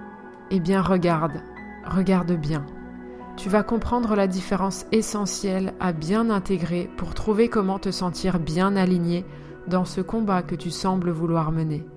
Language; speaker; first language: French; native; French